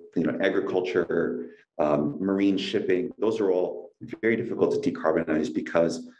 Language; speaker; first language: English; native; English